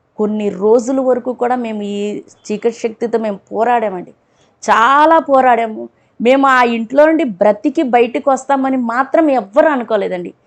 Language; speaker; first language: Telugu; non-native, local second language; Urdu